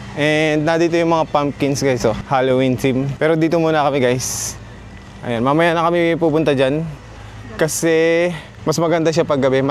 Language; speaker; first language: Filipino; native; Filipino